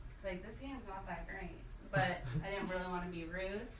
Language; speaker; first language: English; native; English